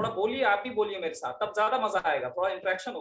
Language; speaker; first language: Hindi; native; Hindi